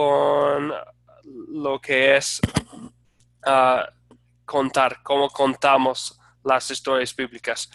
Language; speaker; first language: Spanish; non-native, fluent; English